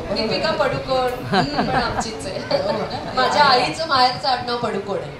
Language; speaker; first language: Marathi; non-native, local second language; Konkani